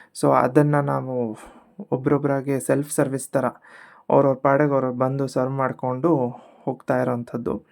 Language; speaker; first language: Kannada; non-native, local second language; Konkani